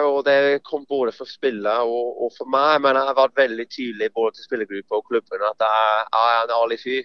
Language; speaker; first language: Norwegian; non-native, fluent; English